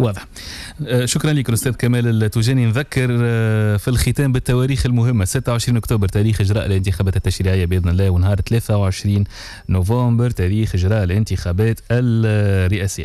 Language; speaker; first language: Arabic; native; Arabic